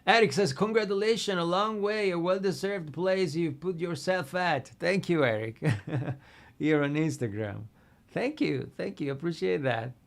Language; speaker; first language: English; non-native, fluent; Italian